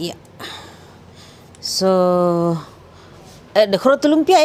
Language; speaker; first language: Dutch; non-native, fluent; Indonesian